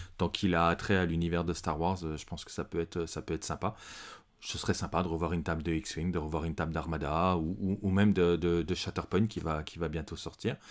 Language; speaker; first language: French; native; French